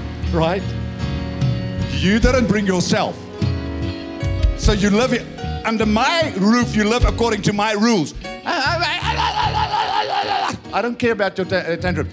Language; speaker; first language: English; non-native, local second language; Afrikaans